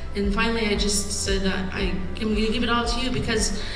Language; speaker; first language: English; native; English